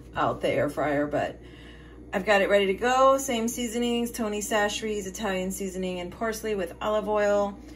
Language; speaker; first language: English; native; English